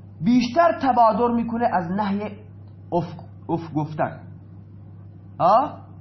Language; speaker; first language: Persian; non-native, local second language; Baluchi